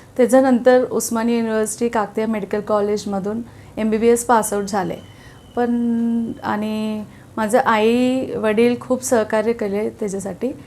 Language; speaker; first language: Marathi; non-native, local second language; Telugu